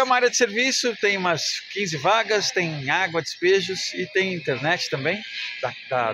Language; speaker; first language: Portuguese; native; Portuguese